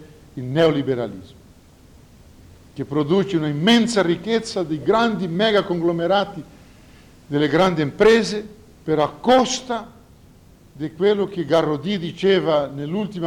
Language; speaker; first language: Italian; non-native, fluent; Portuguese